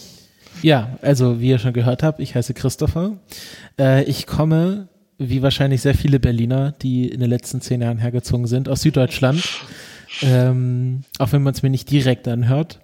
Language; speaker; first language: German; native; German